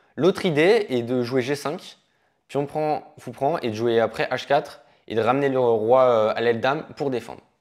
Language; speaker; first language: French; native; French